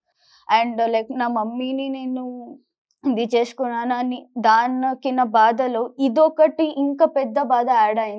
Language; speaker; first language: Telugu; non-native, local second language; Kannada